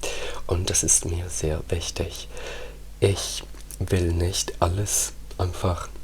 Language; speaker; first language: German; non-native, fluent; Italian